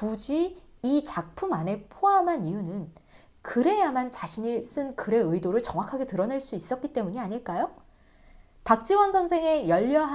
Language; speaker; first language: Korean; native; Korean